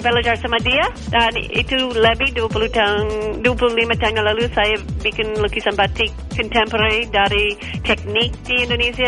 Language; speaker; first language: Indonesian; non-native, learner; English